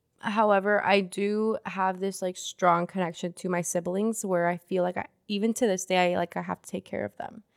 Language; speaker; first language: English; early bilingual, other home language; Spanish